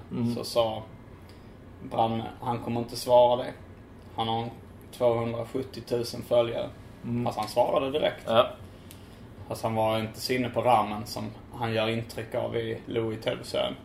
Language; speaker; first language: Swedish; native; Swedish